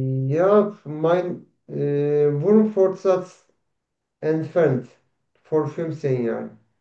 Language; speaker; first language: German; non-native, learner; Turkish